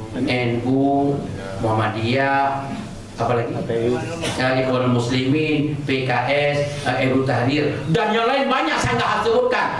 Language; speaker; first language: Indonesian; non-native, local second language; Achinese